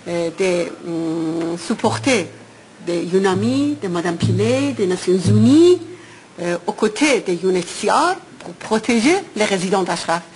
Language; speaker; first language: French; non-native, fluent; Persian